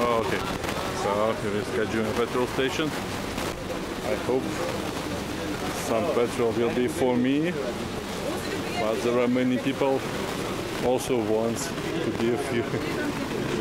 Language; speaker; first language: English; non-native, learner; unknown